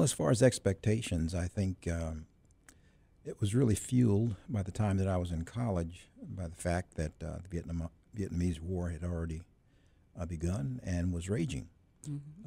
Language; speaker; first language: English; native; English